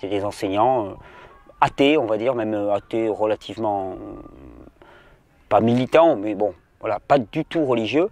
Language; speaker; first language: French; native; French